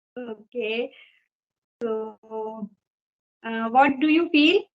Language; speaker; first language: English; non-native, fluent; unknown